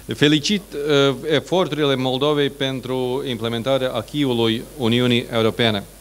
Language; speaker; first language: Romanian; non-native, fluent; Latvian